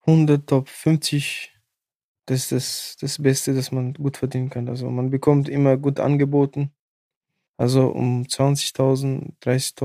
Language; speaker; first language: German; non-native, fluent; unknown